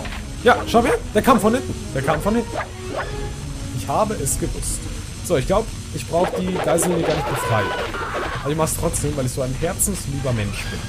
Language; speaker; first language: German; native; German